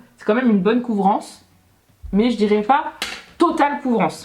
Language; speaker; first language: French; native; French